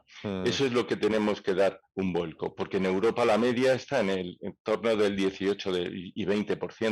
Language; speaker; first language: Spanish; native; Spanish